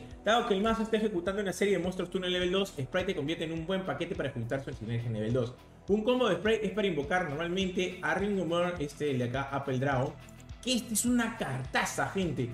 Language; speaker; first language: Spanish; native; Spanish